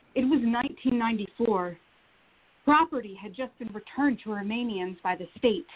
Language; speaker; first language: English; native; English